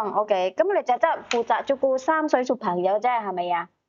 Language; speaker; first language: Cantonese; native; Cantonese